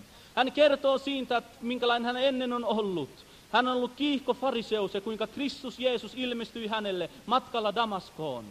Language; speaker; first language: Finnish; native; Finnish